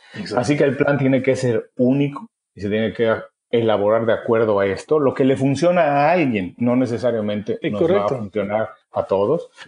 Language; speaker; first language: Spanish; native; Spanish